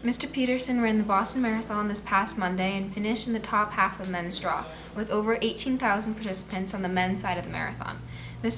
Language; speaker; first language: English; native; English